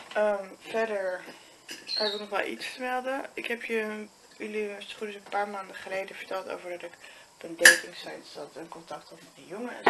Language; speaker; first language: Dutch; native; Dutch